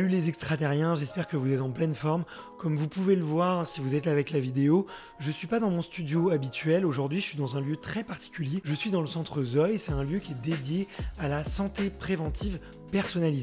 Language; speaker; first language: French; native; French